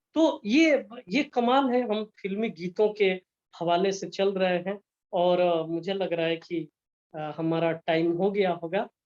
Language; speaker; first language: Hindi; native; Hindi